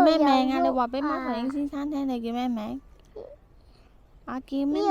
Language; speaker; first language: Cantonese; native; Cantonese